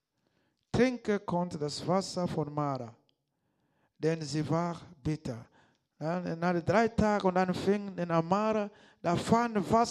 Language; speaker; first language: German; non-native, learner; Lingala